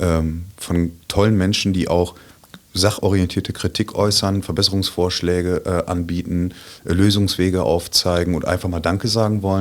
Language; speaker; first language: German; native; German